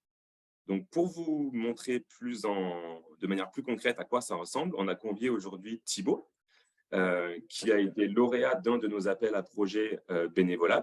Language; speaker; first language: French; native; French